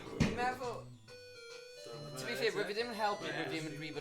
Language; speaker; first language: Welsh; native; Welsh